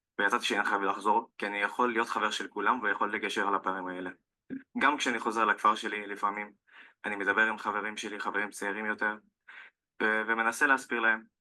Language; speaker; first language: Hebrew; non-native, local second language; Arabic